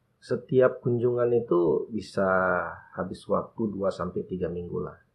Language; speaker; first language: Indonesian; native; Indonesian